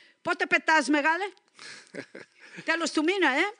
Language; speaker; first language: Greek; early bilingual, heritage; Greek